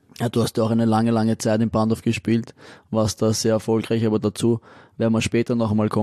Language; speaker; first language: German; native; German